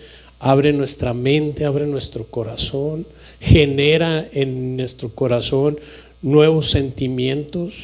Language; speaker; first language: Spanish; native; Spanish